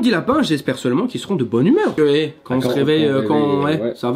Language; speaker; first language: French; native; French